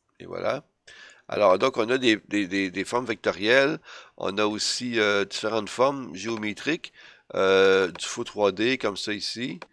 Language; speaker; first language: French; native; French